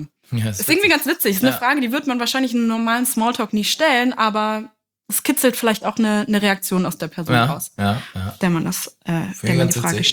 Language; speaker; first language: German; native; German